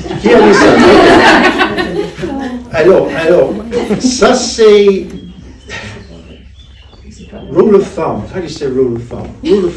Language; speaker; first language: French; non-native, fluent; English